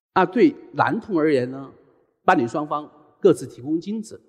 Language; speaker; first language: Chinese; native; Chinese